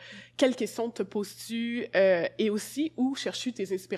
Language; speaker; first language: French; native; French